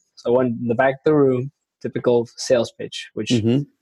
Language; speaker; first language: English; non-native, fluent; Spanish